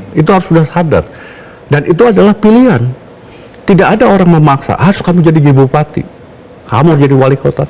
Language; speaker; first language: Indonesian; native; Indonesian